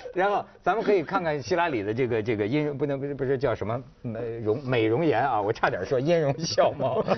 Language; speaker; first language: Chinese; native; Chinese